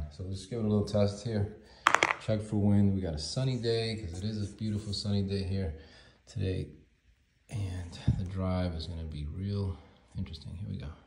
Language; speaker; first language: English; native; English